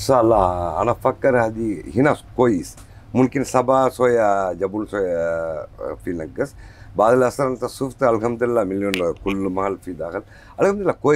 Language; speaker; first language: Arabic; non-native, learner; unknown